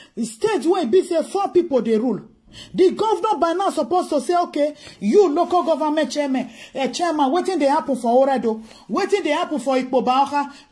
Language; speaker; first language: English; non-native, local second language; Bini